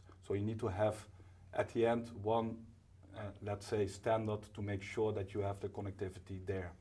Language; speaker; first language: English; non-native, fluent; Dutch